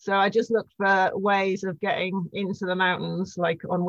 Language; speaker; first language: English; native; English